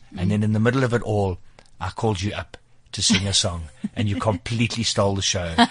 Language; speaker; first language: English; native; English